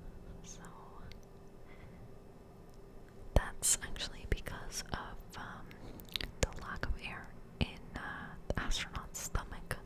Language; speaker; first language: English; native; English